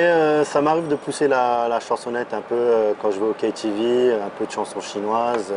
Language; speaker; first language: French; early bilingual, other home language; Arabic